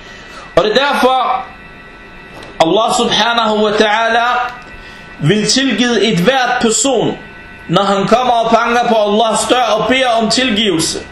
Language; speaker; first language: Danish; early bilingual, other home language; Arabic